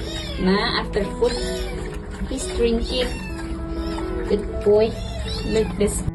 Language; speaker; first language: English; non-native, learner; Indonesian